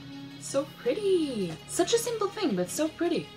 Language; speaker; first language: English; non-native, fluent; Swedish